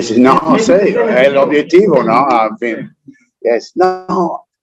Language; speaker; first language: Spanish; non-native, learner; English